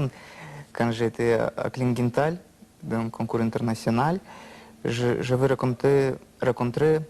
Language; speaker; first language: French; non-native, learner; Russian